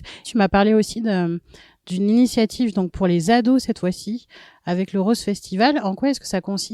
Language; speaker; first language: French; native; French